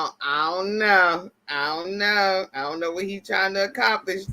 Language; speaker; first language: English; native; English